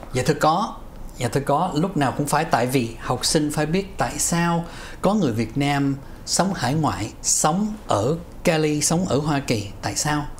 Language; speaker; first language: Vietnamese; native; Vietnamese